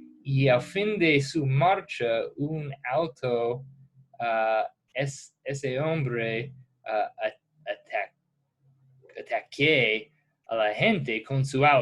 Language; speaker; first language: Spanish; non-native, fluent; English